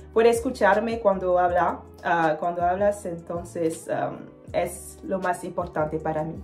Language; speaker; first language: Spanish; non-native, learner; Lingala